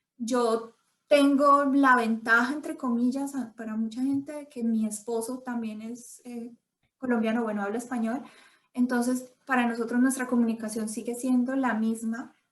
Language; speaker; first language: Spanish; native; Spanish